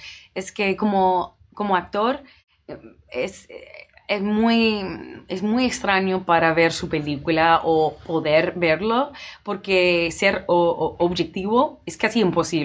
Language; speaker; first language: Spanish; non-native, fluent; English